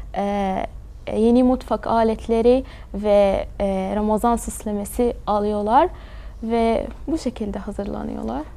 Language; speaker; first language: Turkish; early bilingual, other home language; Arabic